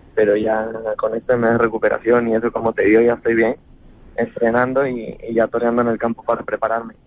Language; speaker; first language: Spanish; native; Spanish